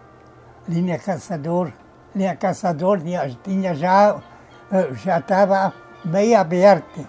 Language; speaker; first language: Portuguese; non-native, fluent; German